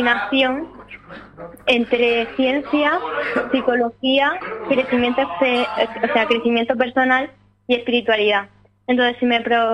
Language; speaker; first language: Spanish; native; Spanish